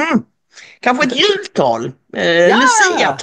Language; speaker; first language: Swedish; native; Swedish